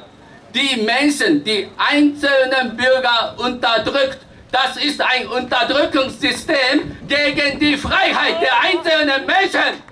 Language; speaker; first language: German; non-native, fluent; Japanese